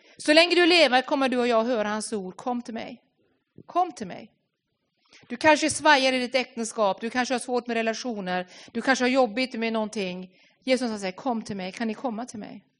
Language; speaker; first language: Swedish; non-native, fluent; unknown